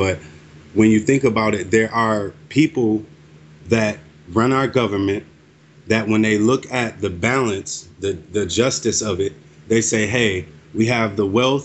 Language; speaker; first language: English; native; English